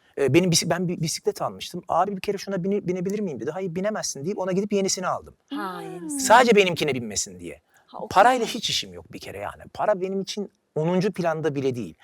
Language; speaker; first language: Turkish; native; Turkish